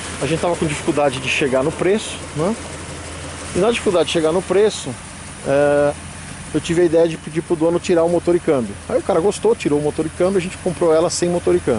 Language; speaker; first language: Portuguese; native; Portuguese